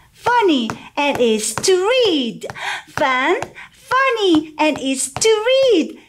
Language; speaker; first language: English; non-native, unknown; Korean